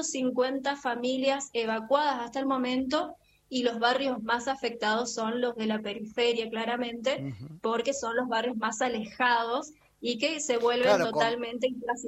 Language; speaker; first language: Spanish; native; Spanish